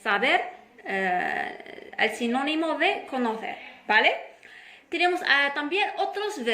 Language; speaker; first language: Spanish; non-native, fluent; Arabic